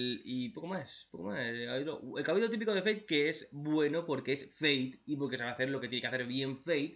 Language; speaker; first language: Spanish; native; Spanish